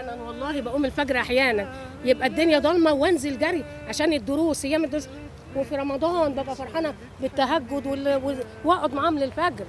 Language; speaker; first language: Arabic; native; Arabic